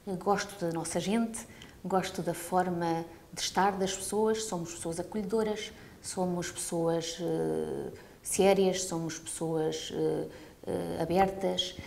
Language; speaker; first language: Portuguese; early bilingual, heritage; Portuguese